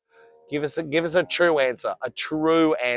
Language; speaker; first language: English; native; English